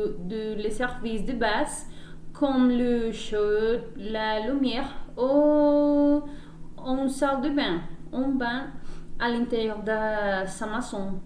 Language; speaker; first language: French; non-native, learner; Spanish